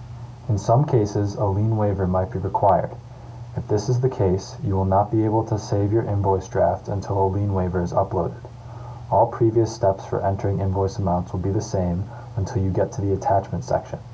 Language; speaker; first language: English; native; English